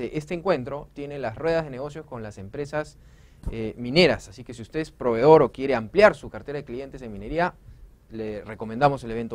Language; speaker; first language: Spanish; native; Spanish